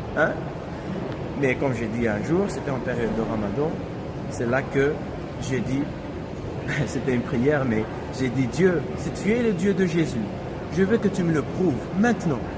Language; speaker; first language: French; non-native, local second language; Kabyle